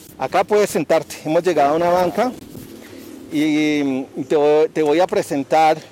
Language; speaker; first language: Spanish; native; Spanish